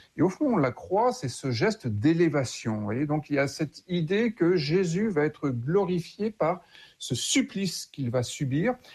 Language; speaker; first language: French; native; French